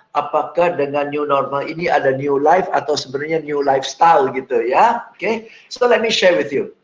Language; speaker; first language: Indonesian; non-native, fluent; English